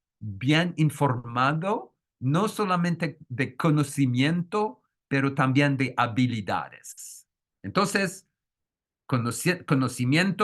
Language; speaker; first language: Spanish; non-native, fluent; French